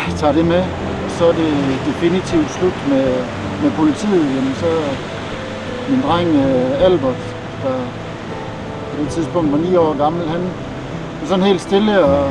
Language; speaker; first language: Danish; native; Danish